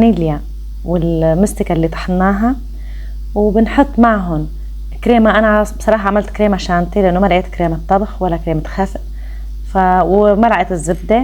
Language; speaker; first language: Arabic; native; Arabic